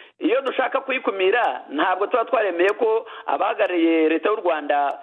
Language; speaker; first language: Kinyarwanda; native; Kinyarwanda